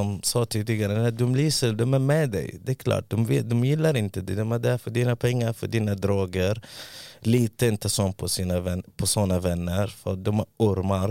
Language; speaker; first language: Swedish; early bilingual, other home language; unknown